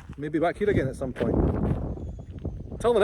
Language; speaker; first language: English; native; English